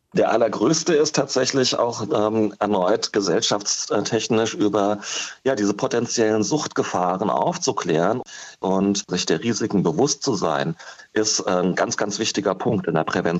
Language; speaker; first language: German; native; German